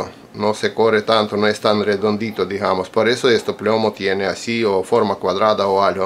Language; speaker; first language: Spanish; non-native, fluent; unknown